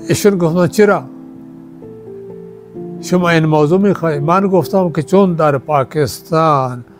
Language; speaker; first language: Persian; non-native, fluent; Punjabi